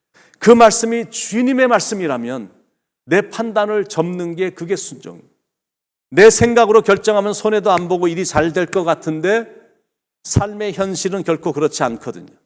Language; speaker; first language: Korean; native; Korean